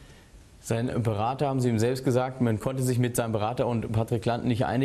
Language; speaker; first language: German; native; German